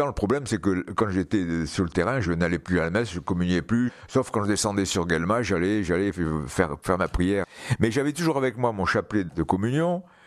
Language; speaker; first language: French; native; French